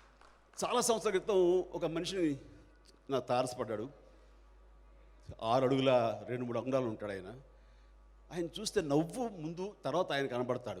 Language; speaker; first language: Telugu; native; Telugu